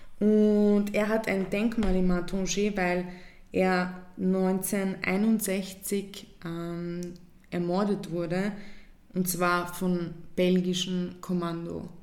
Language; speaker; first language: German; early bilingual, other home language; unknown